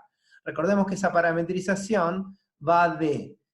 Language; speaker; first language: Spanish; native; Spanish